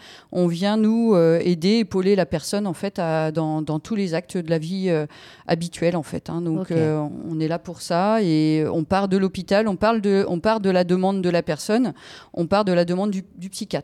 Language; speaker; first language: French; native; French